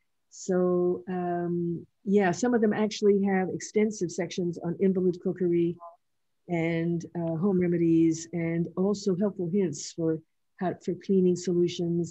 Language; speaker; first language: English; native; English